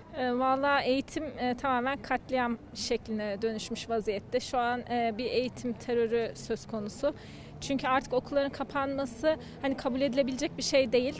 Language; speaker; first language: Turkish; native; Turkish